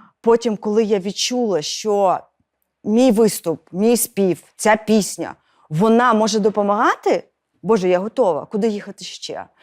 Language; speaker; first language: Ukrainian; non-native, local second language; Russian